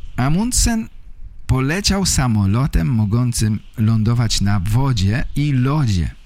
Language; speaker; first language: Polish; native; Polish